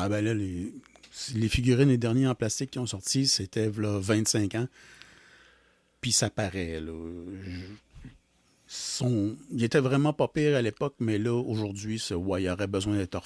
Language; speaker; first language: French; native; French